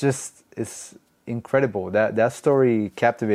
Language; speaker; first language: English; non-native, fluent; Spanish